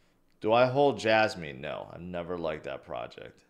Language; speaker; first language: English; native; English